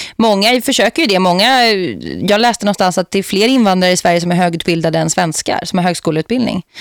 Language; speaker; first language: Swedish; native; Swedish